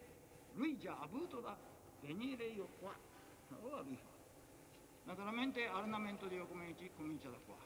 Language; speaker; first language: Italian; non-native, learner; Japanese